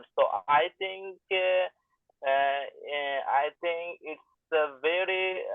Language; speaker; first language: English; non-native, learner; Bangla